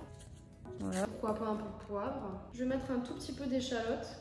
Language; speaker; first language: French; native; French